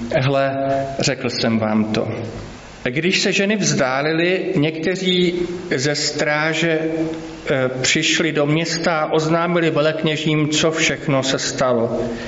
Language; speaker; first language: Czech; native; Czech